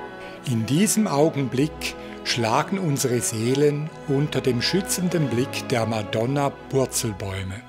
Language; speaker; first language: German; native; German